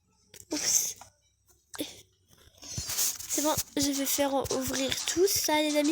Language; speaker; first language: French; non-native, learner; Arabic